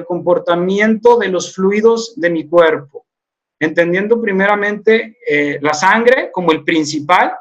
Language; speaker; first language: Spanish; native; Spanish